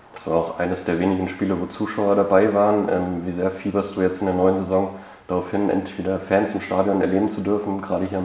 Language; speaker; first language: German; native; German